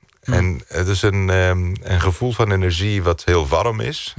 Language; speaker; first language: Dutch; non-native, fluent; Greek